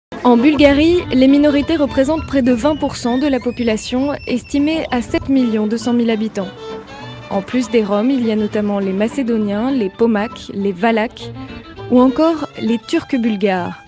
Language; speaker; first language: French; native; French